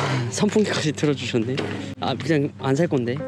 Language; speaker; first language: Korean; native; Korean